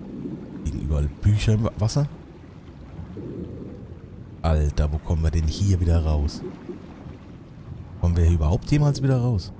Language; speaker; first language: German; native; German